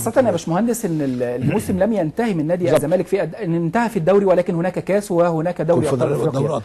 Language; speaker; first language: Arabic; native; Arabic